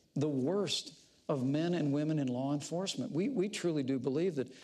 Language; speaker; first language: English; native; English